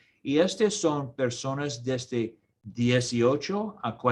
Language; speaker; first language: Spanish; non-native, learner; English